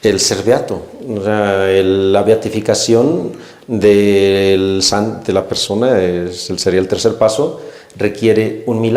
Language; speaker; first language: Spanish; native; Spanish